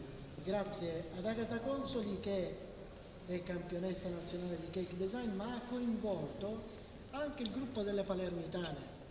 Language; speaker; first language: Italian; native; Italian